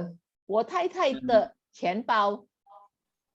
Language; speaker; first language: Chinese; non-native, fluent; Indonesian